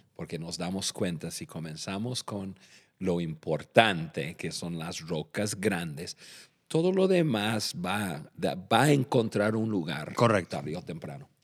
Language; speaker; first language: Spanish; non-native, fluent; English